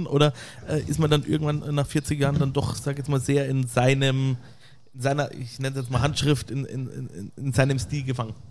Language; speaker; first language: German; native; German